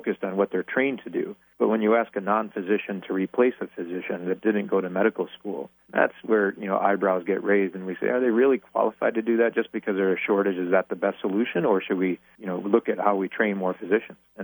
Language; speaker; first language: English; native; English